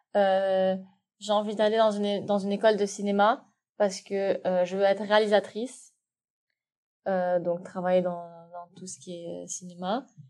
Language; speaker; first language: French; non-native, local second language; Arabic